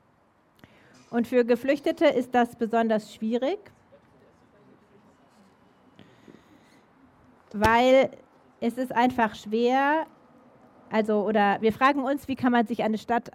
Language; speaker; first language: German; native; German